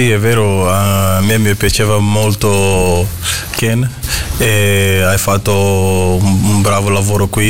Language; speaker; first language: Italian; non-native, fluent; Portuguese